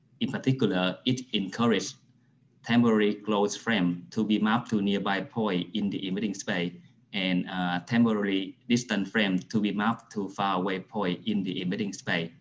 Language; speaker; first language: English; non-native, fluent; Vietnamese